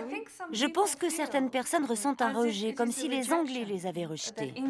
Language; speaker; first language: French; non-native, fluent; English